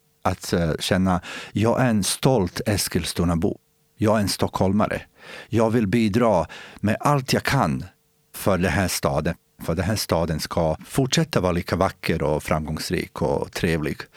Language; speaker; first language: Swedish; non-native, fluent; Bosnian